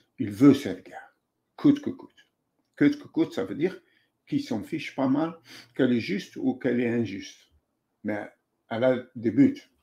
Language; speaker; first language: French; non-native, local second language; Arabic